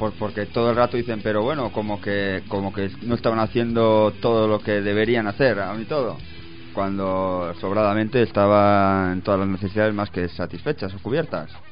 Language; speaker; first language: Spanish; native; Spanish